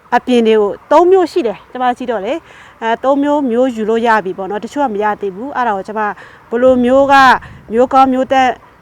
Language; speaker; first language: Burmese; non-native, local second language; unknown